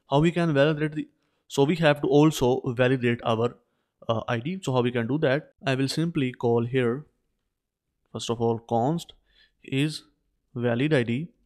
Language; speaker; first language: English; non-native, local second language; Urdu